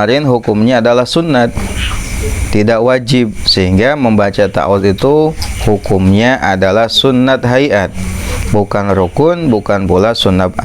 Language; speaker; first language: Indonesian; non-native, local second language; Sundanese